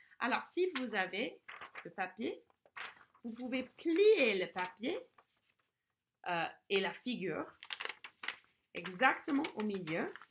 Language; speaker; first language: French; non-native, fluent; English